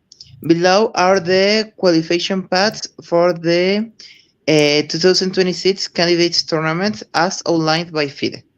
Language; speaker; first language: English; non-native, learner; Spanish